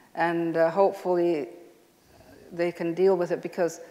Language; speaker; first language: English; native; English